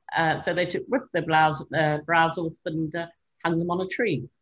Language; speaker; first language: English; native; English